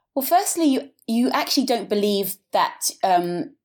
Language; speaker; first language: English; native; English